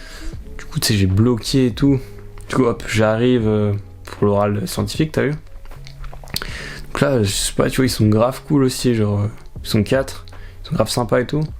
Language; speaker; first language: French; native; French